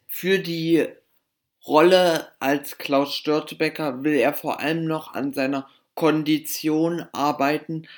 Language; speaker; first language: German; native; German